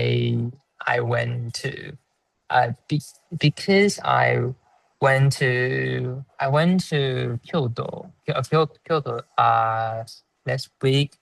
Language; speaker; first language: English; non-native, learner; Chinese